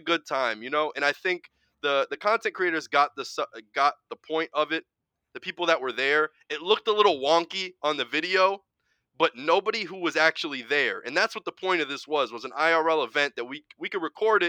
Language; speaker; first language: English; native; English